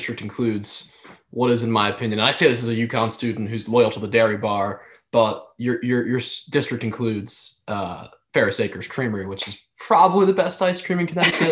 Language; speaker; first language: English; native; English